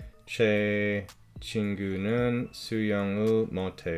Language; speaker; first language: Korean; non-native, learner; English